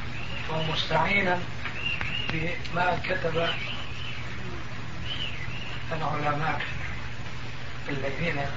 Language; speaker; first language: Arabic; non-native, fluent; Turkish